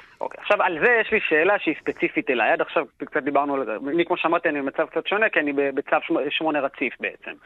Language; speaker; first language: Hebrew; native; Hebrew